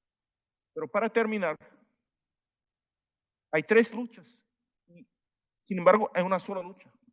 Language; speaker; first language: Spanish; non-native, fluent; Haitian Creole